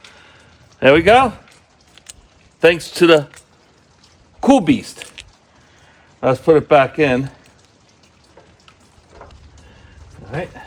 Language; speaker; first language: English; native; English